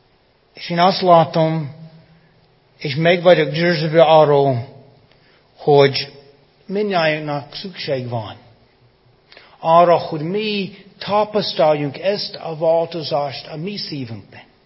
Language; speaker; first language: Hungarian; non-native, fluent; English